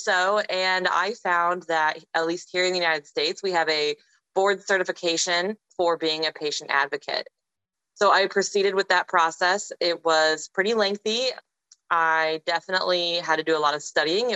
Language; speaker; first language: English; native; English